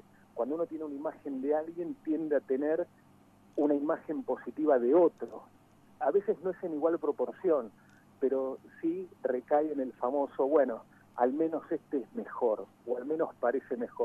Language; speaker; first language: Spanish; native; Spanish